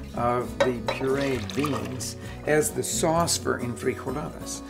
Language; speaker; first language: English; native; English